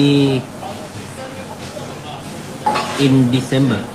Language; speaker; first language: English; non-native, learner; Thai